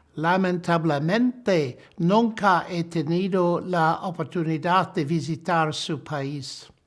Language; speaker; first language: Spanish; non-native, learner; English